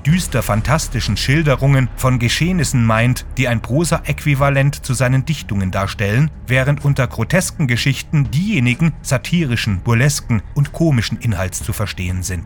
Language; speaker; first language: German; native; German